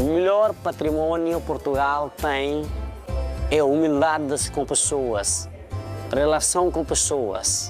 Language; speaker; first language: Portuguese; non-native, fluent; Nepali